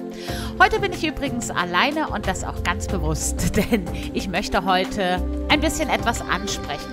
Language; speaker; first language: German; native; German